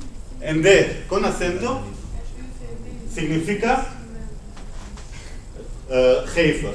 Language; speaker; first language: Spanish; non-native, fluent; Dutch